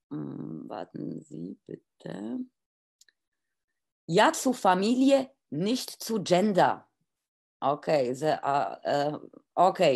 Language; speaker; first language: German; non-native, fluent; Polish